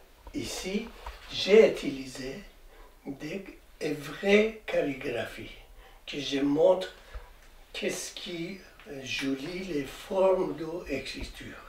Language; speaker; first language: French; non-native, learner; Persian